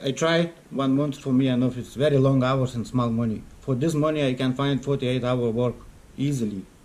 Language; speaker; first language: English; non-native, learner; Russian